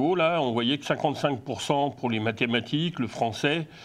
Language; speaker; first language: French; native; French